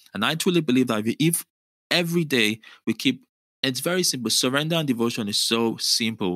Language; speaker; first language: English; non-native, local second language; Yoruba